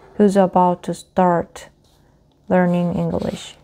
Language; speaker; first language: English; non-native, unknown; Korean